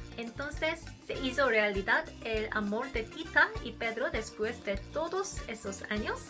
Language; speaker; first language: Spanish; non-native, learner; Korean